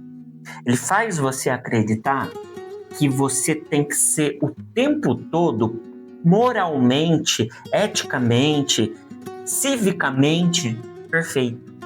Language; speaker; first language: Portuguese; native; Portuguese